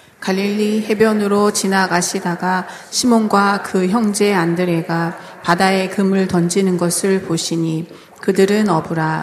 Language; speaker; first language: Korean; native; Korean